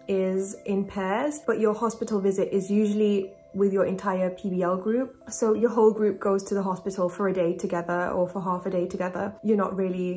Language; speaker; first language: English; native; English